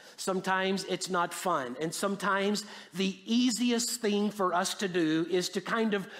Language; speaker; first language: English; native; English